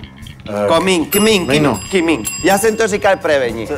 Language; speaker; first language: Czech; non-native, fluent; Spanish